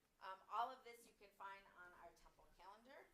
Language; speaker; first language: English; native; English